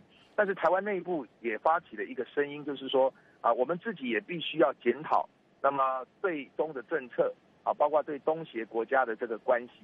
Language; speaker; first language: Chinese; native; Chinese